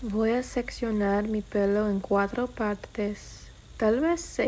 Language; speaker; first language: Spanish; non-native, learner; English